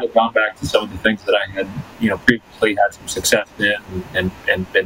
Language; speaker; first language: English; early bilingual, other home language; Spanish